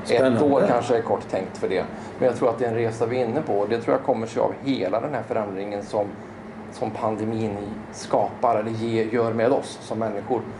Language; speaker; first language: Swedish; native; Swedish